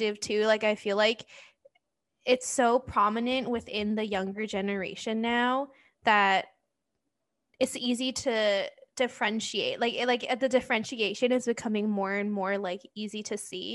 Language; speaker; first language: English; non-native, local second language; Cantonese